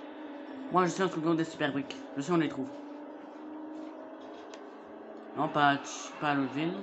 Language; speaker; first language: French; native; French